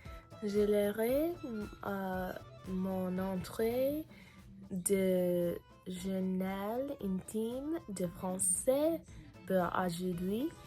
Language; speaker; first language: French; non-native, learner; English